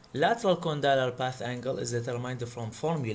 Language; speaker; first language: English; non-native, fluent; Arabic